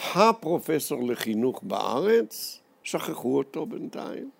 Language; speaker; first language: Hebrew; native; Hebrew